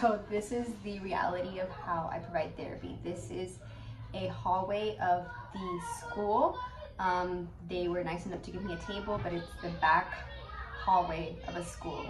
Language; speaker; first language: English; early bilingual, other home language; Spanish